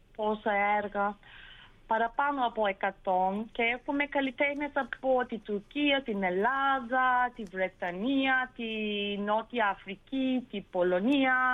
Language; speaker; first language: Greek; early bilingual, heritage; Turkish